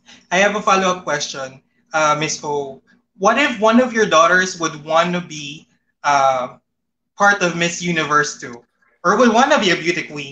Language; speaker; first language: English; non-native, local second language; Filipino